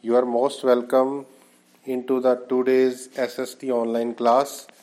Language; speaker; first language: English; non-native, local second language; Punjabi